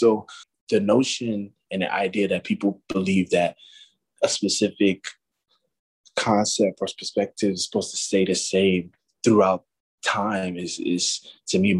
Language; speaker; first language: English; native; English